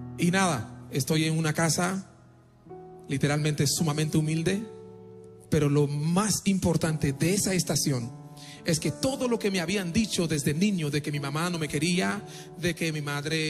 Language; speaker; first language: Spanish; non-native, fluent; Haitian Creole